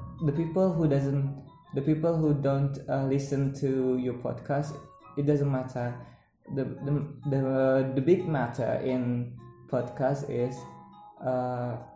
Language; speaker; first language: English; non-native, learner; Indonesian